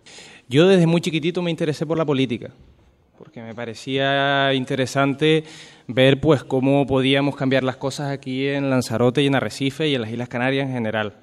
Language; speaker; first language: Spanish; native; Spanish